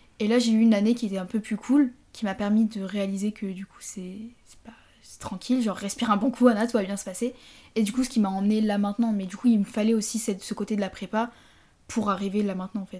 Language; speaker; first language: French; native; French